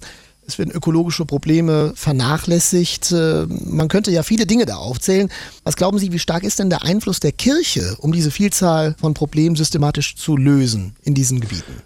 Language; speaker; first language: German; native; German